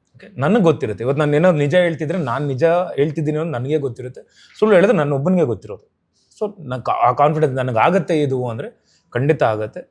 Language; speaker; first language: Kannada; native; Kannada